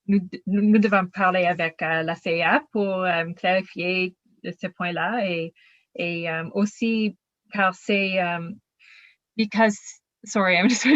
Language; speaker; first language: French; non-native, learner; English